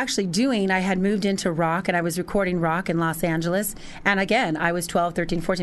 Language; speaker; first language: English; native; English